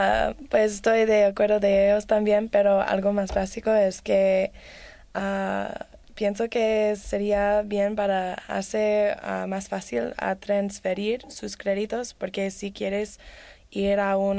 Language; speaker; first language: Spanish; non-native, learner; English